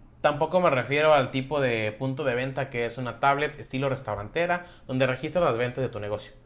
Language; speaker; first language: Spanish; native; Spanish